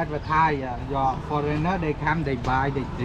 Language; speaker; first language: English; non-native, learner; Khmer